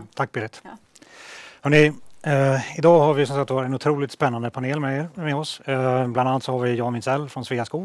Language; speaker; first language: Swedish; native; Swedish